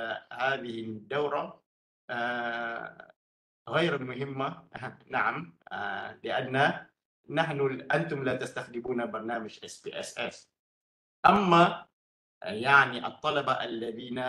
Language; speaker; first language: Arabic; non-native, fluent; Malay